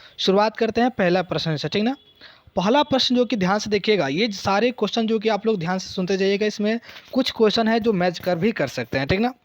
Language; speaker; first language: Hindi; native; Hindi